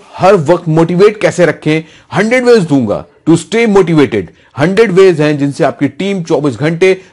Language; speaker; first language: Hindi; native; Hindi